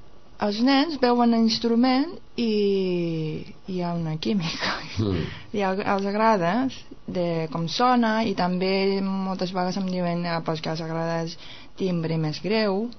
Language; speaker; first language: Catalan; non-native, fluent; Japanese